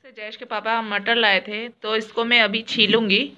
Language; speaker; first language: Hindi; non-native, local second language; Bangla